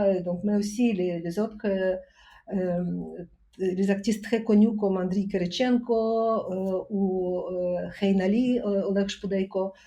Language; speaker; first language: French; non-native, fluent; Ukrainian